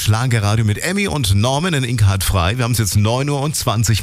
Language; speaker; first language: German; native; German